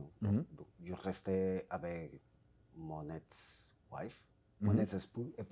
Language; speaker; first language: French; non-native, fluent; Spanish